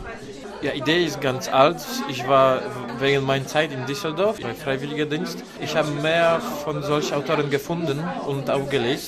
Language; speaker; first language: German; non-native, learner; Polish